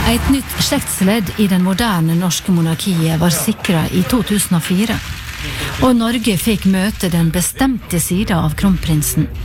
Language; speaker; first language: Norwegian; native; Norwegian